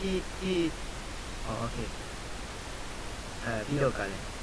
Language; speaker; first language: Thai; native; Thai